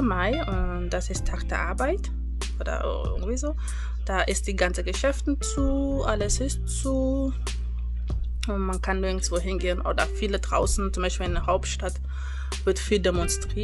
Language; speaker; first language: German; non-native, fluent; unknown